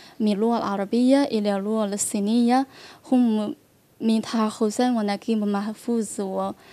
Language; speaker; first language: Arabic; non-native, learner; Chinese